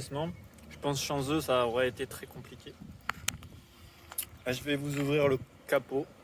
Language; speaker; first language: French; native; French